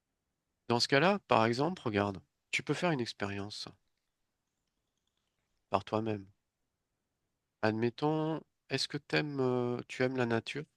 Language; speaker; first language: French; native; French